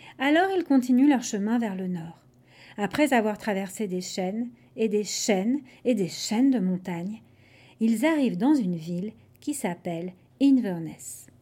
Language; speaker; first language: French; non-native, fluent; English